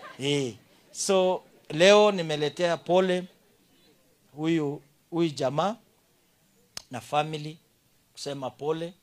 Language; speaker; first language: Swahili; non-native, local second language; Kalenjin